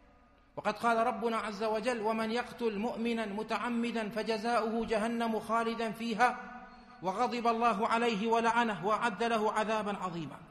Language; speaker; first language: Arabic; native; Arabic